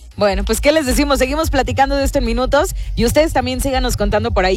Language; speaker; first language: Spanish; native; Spanish